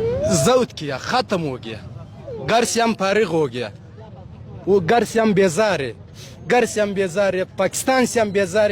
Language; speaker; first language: Hindi; non-native, local second language; Pashto